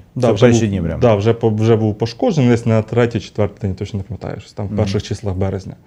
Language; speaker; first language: Ukrainian; native; Ukrainian